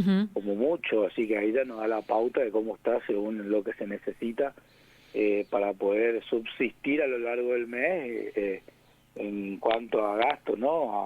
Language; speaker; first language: Spanish; native; Spanish